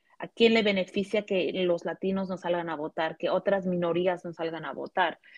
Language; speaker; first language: Spanish; early bilingual, heritage; Spanish